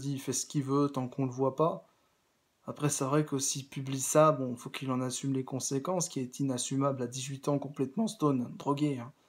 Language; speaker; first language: French; native; French